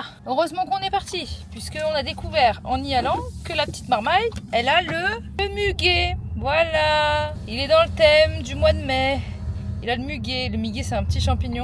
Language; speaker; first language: French; native; French